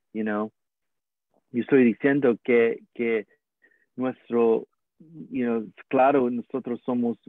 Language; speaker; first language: Spanish; non-native, learner; English